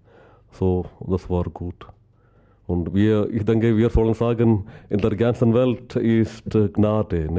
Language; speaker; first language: German; non-native, learner; Malayalam